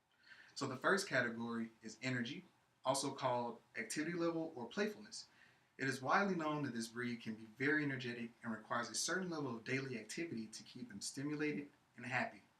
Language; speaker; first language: English; native; English